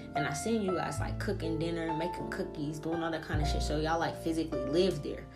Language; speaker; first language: English; early bilingual, other home language; Italian